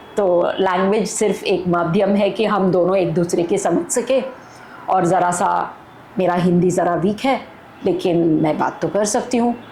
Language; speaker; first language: Hindi; non-native, local second language; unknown